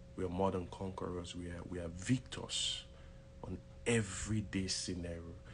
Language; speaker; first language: English; non-native, local second language; Yoruba